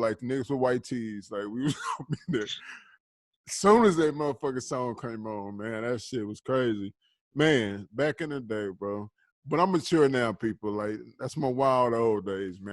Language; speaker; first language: English; native; English